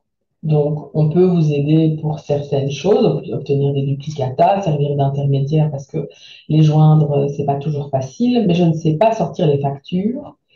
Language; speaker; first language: French; native; French